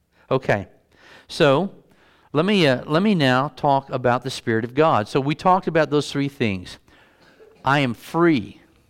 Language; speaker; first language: English; native; English